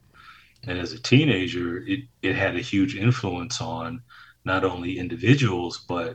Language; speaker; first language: English; native; English